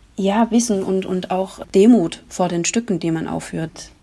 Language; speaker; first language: German; native; German